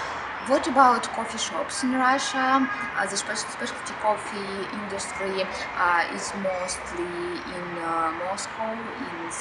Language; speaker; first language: English; non-native, learner; Russian